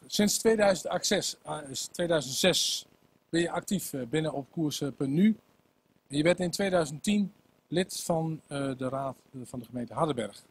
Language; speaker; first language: Dutch; native; Dutch